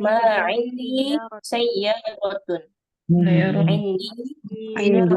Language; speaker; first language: Arabic; non-native, learner; Indonesian